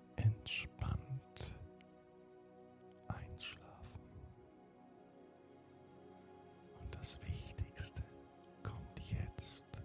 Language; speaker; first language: German; native; German